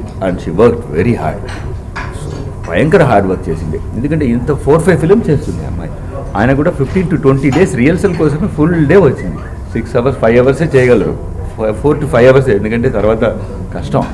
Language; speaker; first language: Telugu; non-native, local second language; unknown